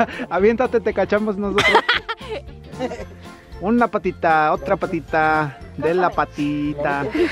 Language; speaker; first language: Spanish; early bilingual, other home language; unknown